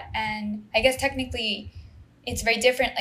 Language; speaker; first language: English; non-native, fluent; Spanish